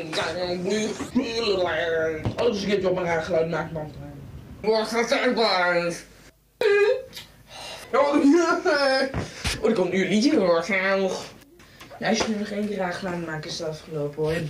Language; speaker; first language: Dutch; native; Dutch